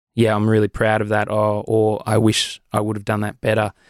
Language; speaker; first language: English; native; English